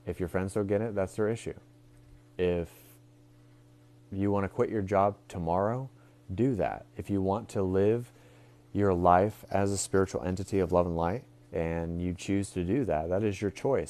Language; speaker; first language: English; native; English